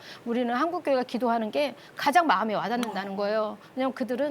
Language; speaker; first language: Korean; native; Korean